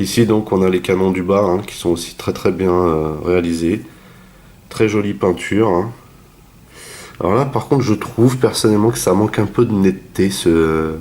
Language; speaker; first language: French; native; French